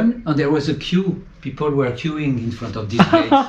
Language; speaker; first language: English; non-native, fluent; French